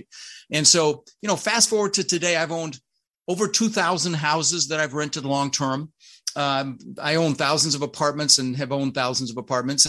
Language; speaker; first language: English; early bilingual, other home language; Dutch